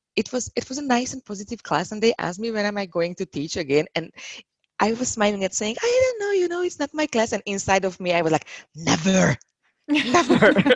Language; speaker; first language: English; non-native, fluent; Hungarian